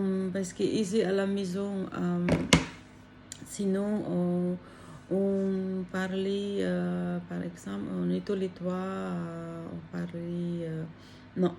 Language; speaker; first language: French; non-native, learner; Filipino